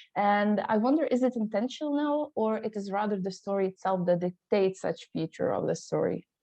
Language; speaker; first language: English; non-native, fluent; Lithuanian